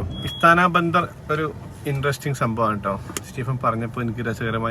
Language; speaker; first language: Malayalam; native; Malayalam